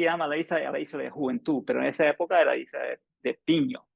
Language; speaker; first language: Spanish; non-native, fluent; English